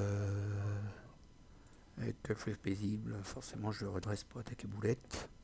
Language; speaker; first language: French; native; French